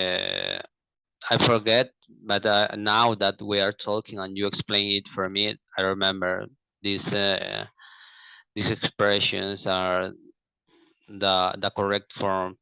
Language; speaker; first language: English; non-native, learner; Portuguese